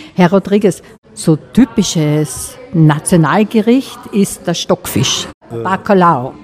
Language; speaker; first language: German; native; German